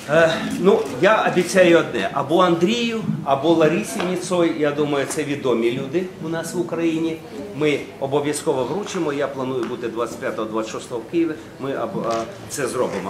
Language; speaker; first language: Ukrainian; native; Ukrainian